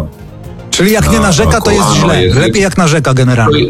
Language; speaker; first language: Polish; native; Polish